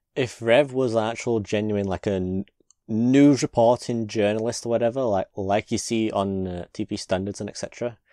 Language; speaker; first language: English; native; English